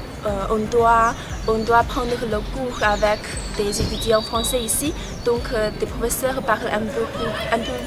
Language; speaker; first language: French; non-native, fluent; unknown